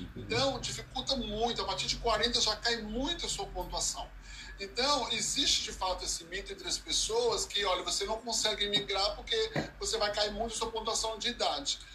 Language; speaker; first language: Portuguese; early bilingual, heritage; Portuguese